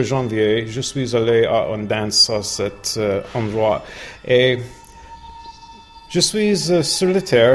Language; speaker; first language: French; non-native, learner; English